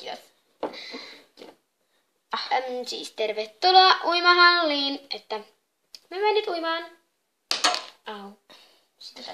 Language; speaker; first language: Finnish; native; Finnish